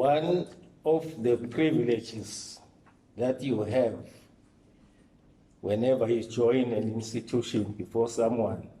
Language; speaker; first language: English; non-native, local second language; Swati